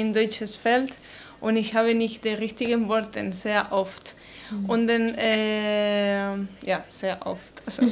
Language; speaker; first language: German; non-native, learner; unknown